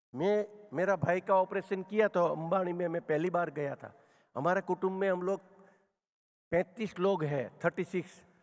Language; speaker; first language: Hindi; non-native, local second language; Gujarati